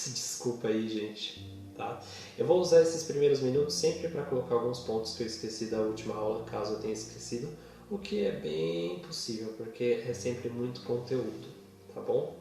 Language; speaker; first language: Portuguese; native; Portuguese